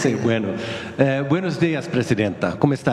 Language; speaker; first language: Spanish; non-native, learner; Swedish